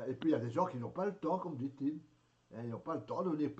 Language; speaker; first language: French; native; French